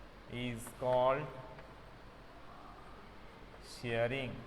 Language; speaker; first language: English; non-native, local second language; Bangla